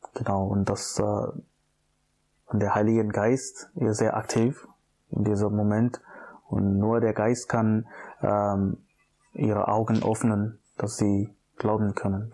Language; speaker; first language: German; non-native, fluent; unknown